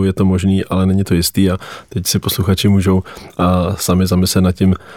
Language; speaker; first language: Czech; native; Czech